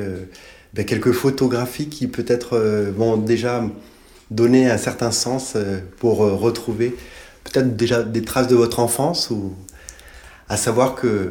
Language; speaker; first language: French; native; French